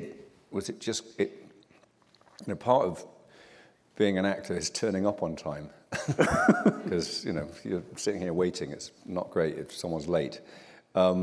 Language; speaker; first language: English; native; English